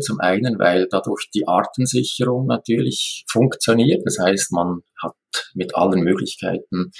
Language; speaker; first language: German; native; German